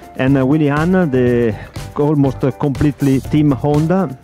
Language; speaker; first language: English; non-native, learner; Italian